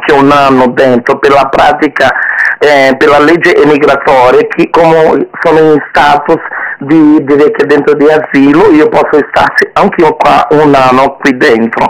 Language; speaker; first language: Italian; non-native, fluent; Portuguese